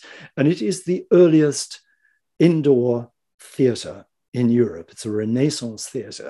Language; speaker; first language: English; native; English